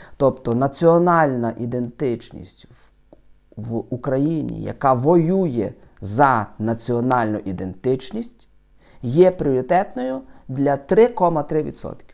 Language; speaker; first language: Ukrainian; native; Ukrainian